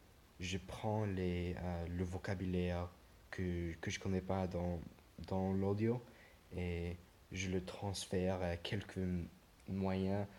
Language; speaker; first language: French; non-native, learner; English